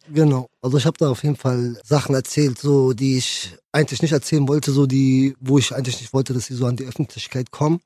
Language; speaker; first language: German; early bilingual, other home language; Kurdish